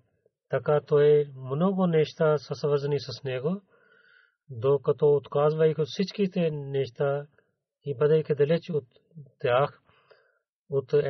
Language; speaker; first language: Bulgarian; non-native, learner; Urdu